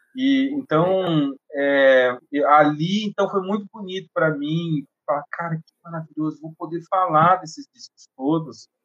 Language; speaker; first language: Portuguese; native; Portuguese